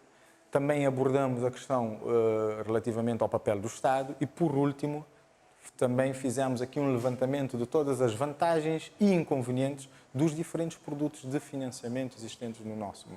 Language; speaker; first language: Portuguese; non-native, local second language; Kabuverdianu